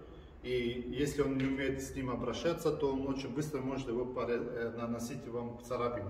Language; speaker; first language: Russian; early bilingual, heritage; Russian